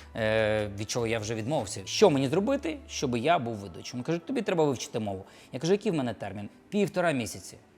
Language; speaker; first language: Ukrainian; non-native, local second language; Russian